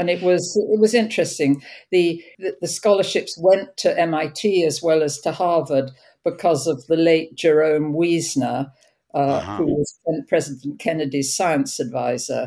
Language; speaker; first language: English; native; English